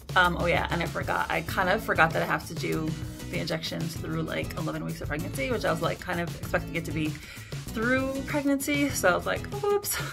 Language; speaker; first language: English; native; English